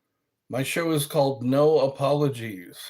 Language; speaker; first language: English; native; English